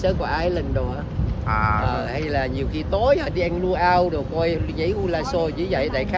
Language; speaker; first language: Vietnamese; native; Vietnamese